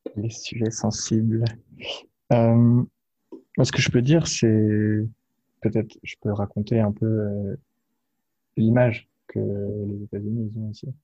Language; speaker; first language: French; native; French